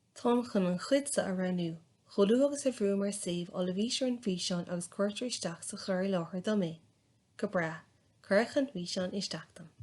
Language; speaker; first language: Irish; native; Irish